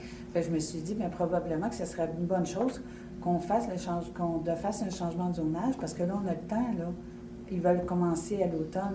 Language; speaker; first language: French; native; French